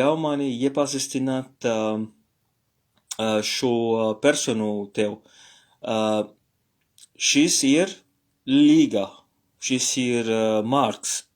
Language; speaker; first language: Latvian; non-native, learner; Morisyen